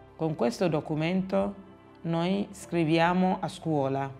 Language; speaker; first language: Italian; non-native, learner; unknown